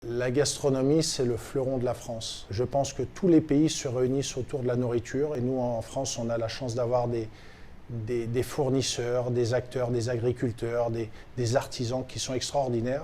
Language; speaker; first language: French; native; French